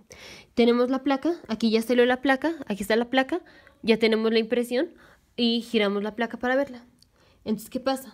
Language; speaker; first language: Spanish; native; Spanish